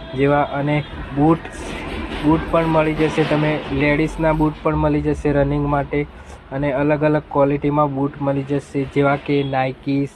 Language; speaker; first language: Gujarati; native; Gujarati